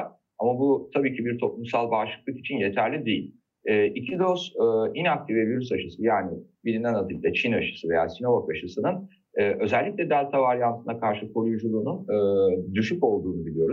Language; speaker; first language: Turkish; native; Turkish